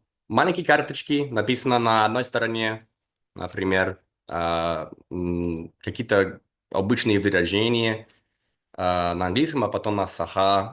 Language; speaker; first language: Russian; non-native, fluent; English